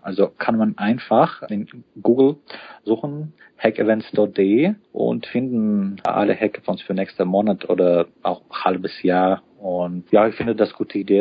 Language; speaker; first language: German; non-native, fluent; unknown